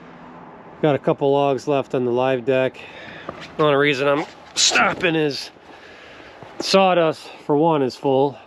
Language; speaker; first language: English; native; English